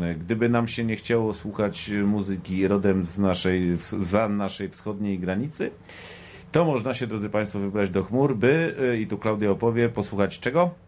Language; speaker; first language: Polish; native; Polish